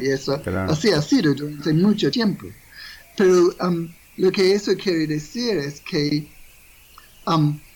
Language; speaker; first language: Spanish; non-native, fluent; English